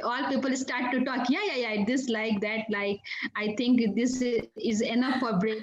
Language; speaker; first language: English; non-native, learner; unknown